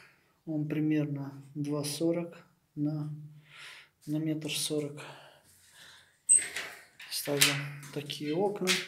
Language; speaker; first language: Russian; non-native, local second language; Romanian